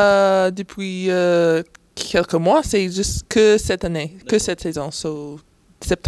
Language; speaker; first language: French; non-native, learner; English